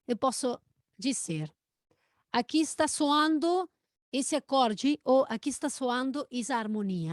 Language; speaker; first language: Portuguese; non-native, learner; Spanish